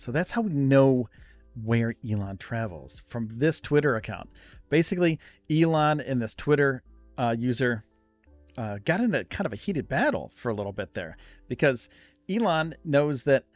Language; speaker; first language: English; native; English